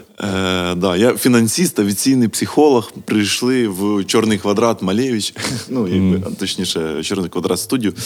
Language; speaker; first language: Ukrainian; non-native, local second language; Russian